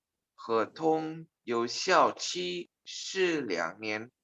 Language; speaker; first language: Chinese; non-native, learner; Indonesian